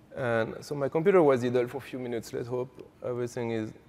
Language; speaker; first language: English; non-native, fluent; French